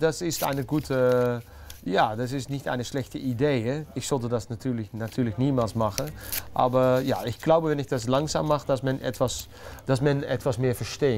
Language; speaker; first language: German; non-native, learner; Dutch